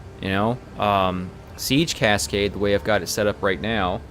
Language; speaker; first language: English; native; English